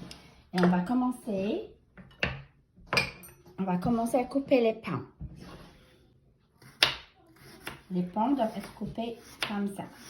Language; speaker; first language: French; non-native, fluent; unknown